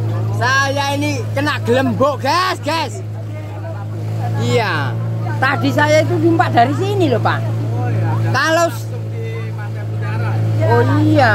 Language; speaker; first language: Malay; non-native, local second language; Javanese